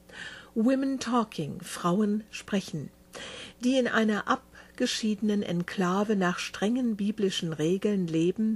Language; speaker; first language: German; native; German